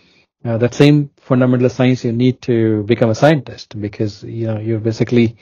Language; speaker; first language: English; non-native, local second language; Hindi